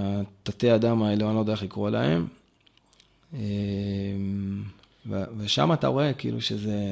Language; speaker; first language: Hebrew; native; Hebrew